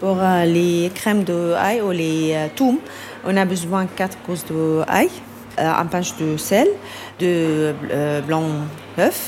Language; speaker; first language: French; non-native, learner; Arabic